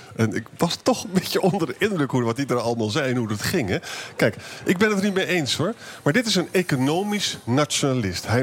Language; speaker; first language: Dutch; native; Dutch